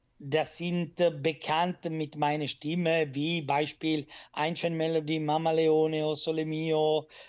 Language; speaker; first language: German; non-native, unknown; Italian